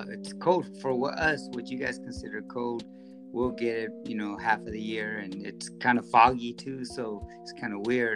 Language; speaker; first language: English; early bilingual, other home language; Spanish